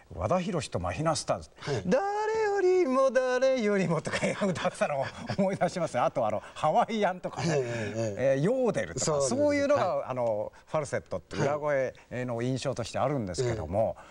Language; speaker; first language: Japanese; native; Japanese